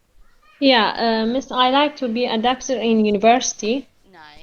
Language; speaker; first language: English; non-native, learner; Arabic